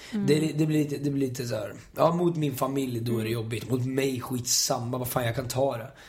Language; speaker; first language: Swedish; native; Swedish